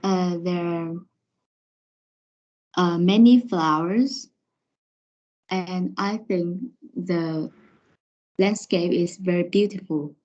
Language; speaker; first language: English; non-native, learner; Vietnamese